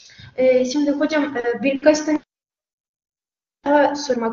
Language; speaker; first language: Turkish; non-native, fluent; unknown